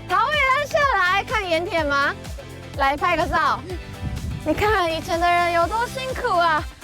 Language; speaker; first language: Chinese; non-native, fluent; Japanese